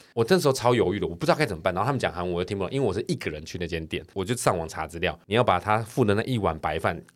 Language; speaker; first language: Chinese; native; Chinese